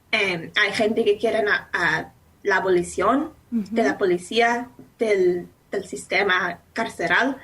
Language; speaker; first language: Spanish; non-native, fluent; English